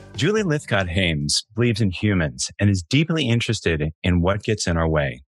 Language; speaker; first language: English; native; English